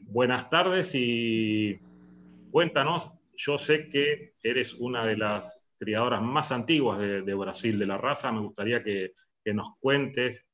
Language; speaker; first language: Spanish; native; Spanish